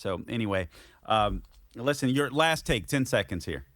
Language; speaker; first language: English; native; English